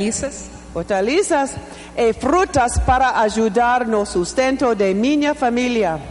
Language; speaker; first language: Portuguese; non-native, learner; English